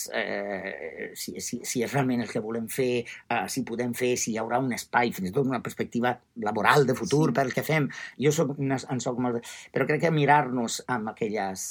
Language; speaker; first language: Catalan; non-native, fluent; Italian